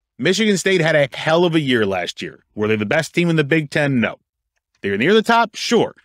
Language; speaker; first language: English; native; English